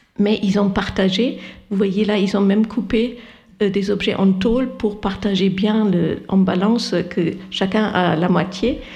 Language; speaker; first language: French; non-native, fluent; German